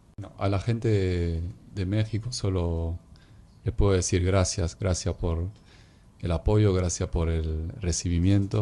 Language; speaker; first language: Spanish; non-native, fluent; Arabic